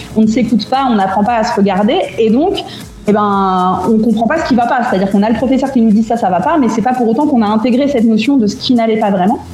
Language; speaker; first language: French; native; French